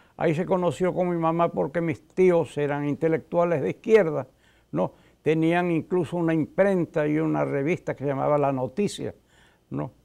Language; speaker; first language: Spanish; native; Spanish